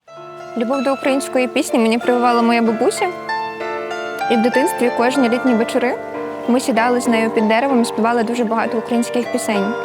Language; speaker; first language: Ukrainian; native; Ukrainian